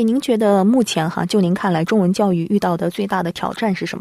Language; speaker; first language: Chinese; native; Chinese